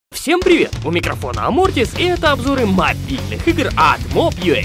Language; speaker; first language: Russian; native; Russian